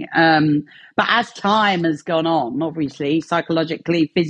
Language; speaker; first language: English; native; English